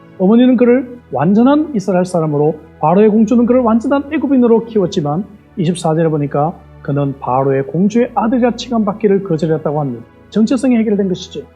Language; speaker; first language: Korean; native; Korean